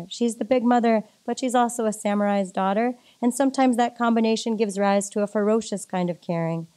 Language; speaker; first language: English; native; English